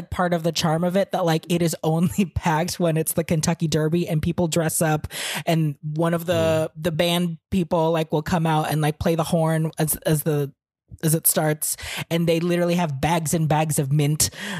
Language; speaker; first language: English; non-native, local second language; Filipino